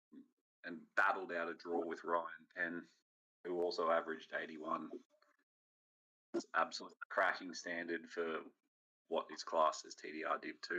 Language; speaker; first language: English; native; English